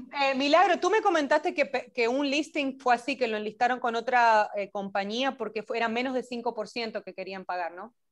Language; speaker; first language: Spanish; native; Spanish